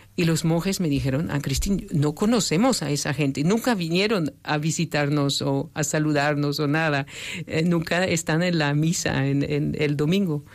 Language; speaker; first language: Spanish; non-native, fluent; French